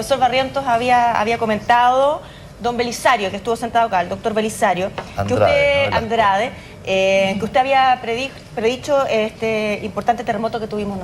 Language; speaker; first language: Spanish; native; Spanish